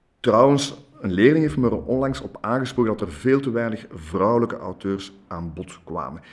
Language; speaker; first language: Dutch; non-native, local second language; French